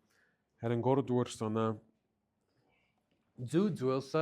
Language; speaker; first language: Mongolian; non-native, learner; English